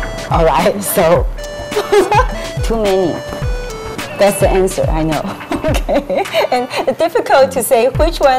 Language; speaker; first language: English; non-native, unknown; Chinese